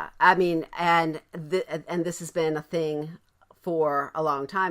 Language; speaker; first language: English; native; English